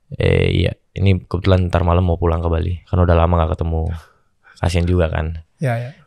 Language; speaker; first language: Indonesian; native; Indonesian